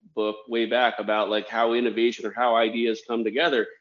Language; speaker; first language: English; native; English